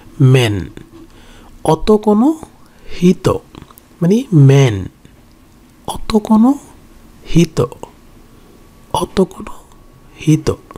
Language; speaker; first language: Japanese; non-native, learner; Bangla